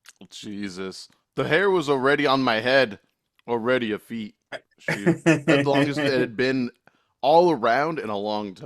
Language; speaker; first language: English; native; English